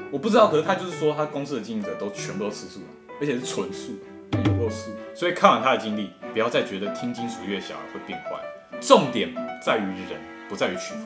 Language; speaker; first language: Chinese; native; Chinese